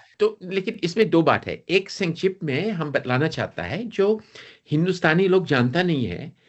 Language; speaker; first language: Hindi; non-native, fluent; English